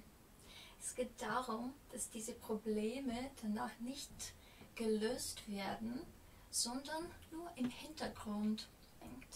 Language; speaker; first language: German; non-native, fluent; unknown